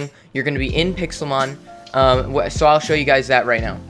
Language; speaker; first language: English; native; English